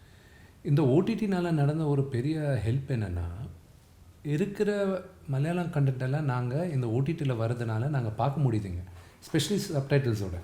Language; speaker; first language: Tamil; non-native, local second language; Telugu